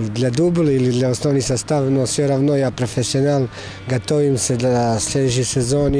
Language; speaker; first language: Russian; non-native, learner; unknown